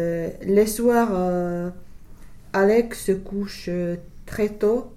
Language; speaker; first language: French; non-native, fluent; English